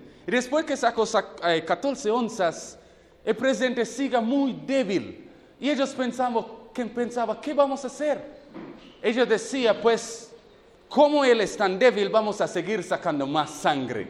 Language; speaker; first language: Spanish; non-native, fluent; English